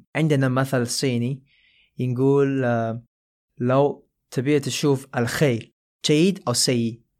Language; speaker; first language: Arabic; non-native, fluent; Chinese